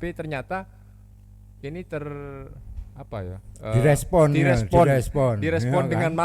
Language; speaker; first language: Indonesian; non-native, local second language; Javanese